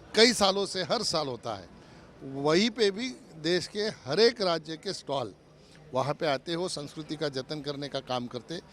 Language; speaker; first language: Hindi; non-native, local second language; Marathi